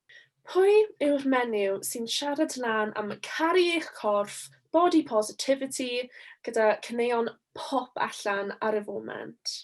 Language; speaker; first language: Welsh; non-native, local second language; English